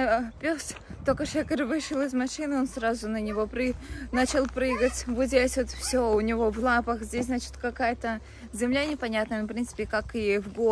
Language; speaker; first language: Russian; native; Russian